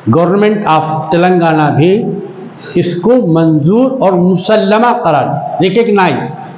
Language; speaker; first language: Urdu; native; Urdu